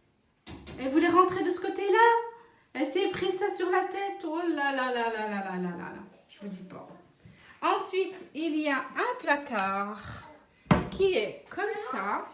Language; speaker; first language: French; native; French